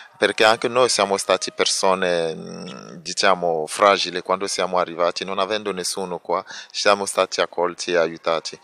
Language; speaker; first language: Italian; non-native, fluent; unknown